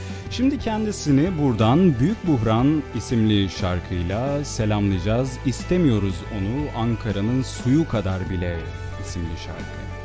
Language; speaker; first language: Turkish; native; Turkish